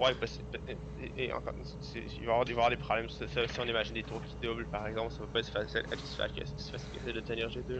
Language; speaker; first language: French; native; French